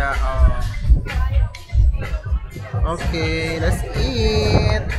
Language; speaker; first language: English; non-native, local second language; Filipino